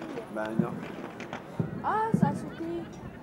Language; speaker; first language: French; native; French